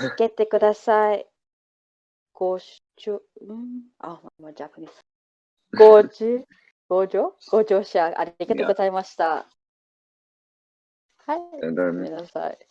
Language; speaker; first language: Japanese; non-native, learner; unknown